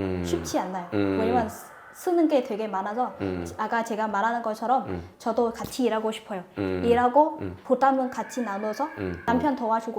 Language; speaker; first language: Korean; non-native, fluent; Vietnamese